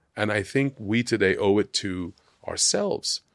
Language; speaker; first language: English; non-native, local second language; Sindhi